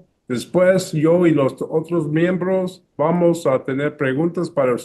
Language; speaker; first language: Spanish; early bilingual, heritage; English